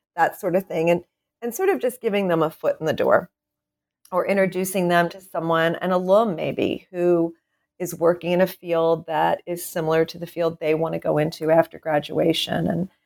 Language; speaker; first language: English; native; English